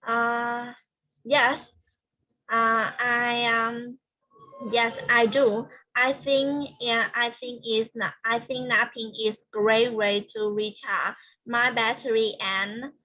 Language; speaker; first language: English; non-native, learner; Vietnamese